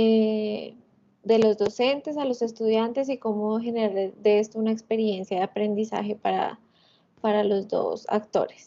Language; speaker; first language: Spanish; native; Spanish